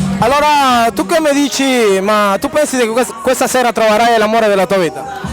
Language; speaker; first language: Italian; non-native, fluent; Spanish